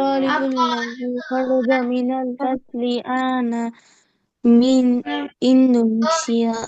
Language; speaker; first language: Arabic; non-native, learner; Bangla